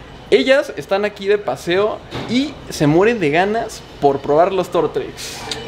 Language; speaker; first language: Spanish; native; Spanish